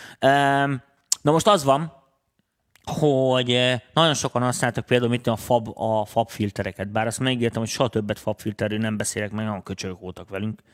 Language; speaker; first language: Hungarian; native; Hungarian